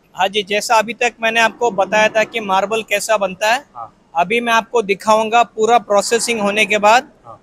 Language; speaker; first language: Hindi; non-native, local second language; Kannada